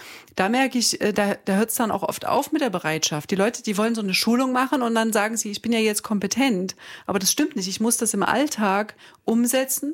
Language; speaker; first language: German; native; German